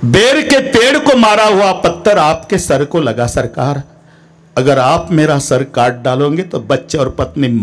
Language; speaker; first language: Hindi; non-native, local second language; Marathi